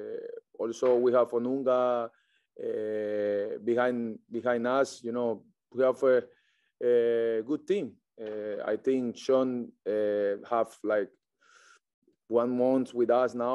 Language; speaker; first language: English; non-native, learner; Spanish